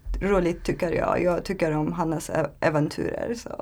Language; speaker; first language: Swedish; non-native, learner; Turkish